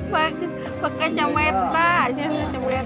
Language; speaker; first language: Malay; non-native, local second language; Sundanese